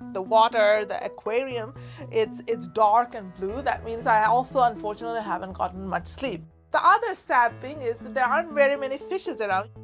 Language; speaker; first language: English; non-native, local second language; Bangla